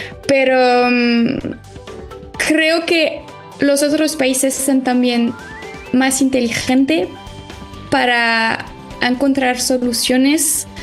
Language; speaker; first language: Spanish; non-native, fluent; French